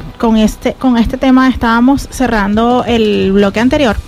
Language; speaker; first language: Spanish; native; Spanish